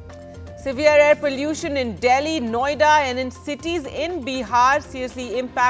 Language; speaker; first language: English; native; English